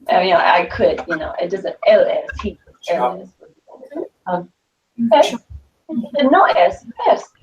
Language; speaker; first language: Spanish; non-native, learner; English